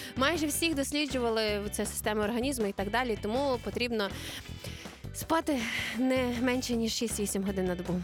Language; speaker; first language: Ukrainian; native; Ukrainian